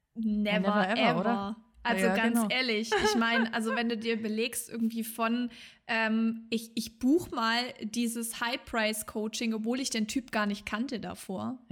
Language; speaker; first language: German; native; German